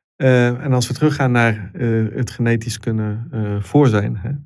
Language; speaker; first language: Dutch; non-native, fluent; Italian